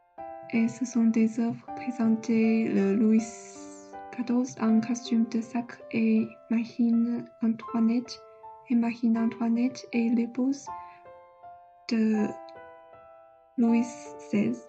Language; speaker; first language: French; non-native, learner; Chinese